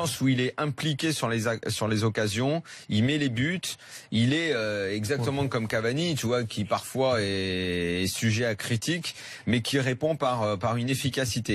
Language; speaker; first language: French; native; French